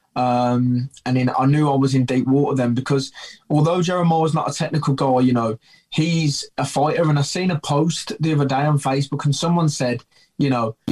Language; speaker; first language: English; native; English